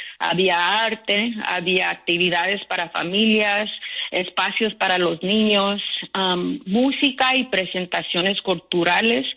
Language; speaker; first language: Spanish; early bilingual, heritage; Spanish